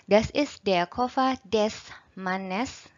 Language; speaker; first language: German; non-native, fluent; Indonesian